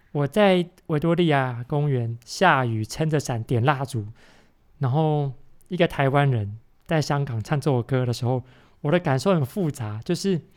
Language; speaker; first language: Chinese; native; Chinese